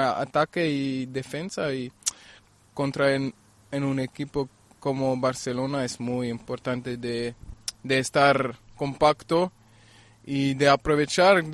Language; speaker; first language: Spanish; non-native, fluent; German